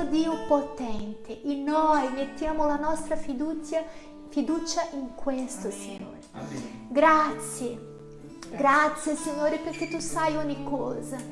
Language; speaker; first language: Italian; non-native, fluent; Portuguese